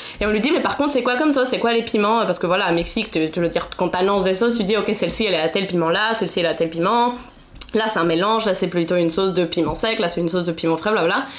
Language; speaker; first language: French; non-native, fluent; Spanish